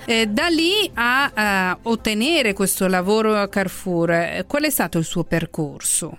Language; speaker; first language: Italian; native; Italian